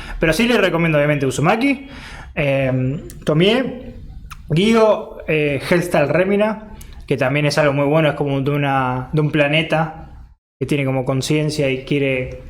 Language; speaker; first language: Spanish; native; Spanish